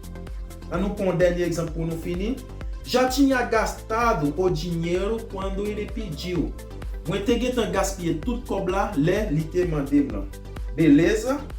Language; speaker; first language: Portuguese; non-native, fluent; Haitian Creole